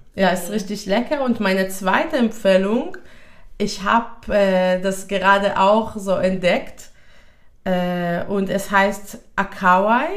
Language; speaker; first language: German; non-native, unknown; Hebrew